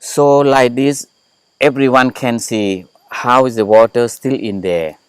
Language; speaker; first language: English; non-native, learner; Thai